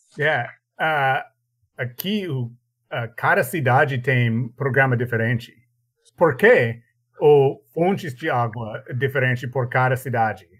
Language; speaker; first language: Portuguese; non-native, learner; English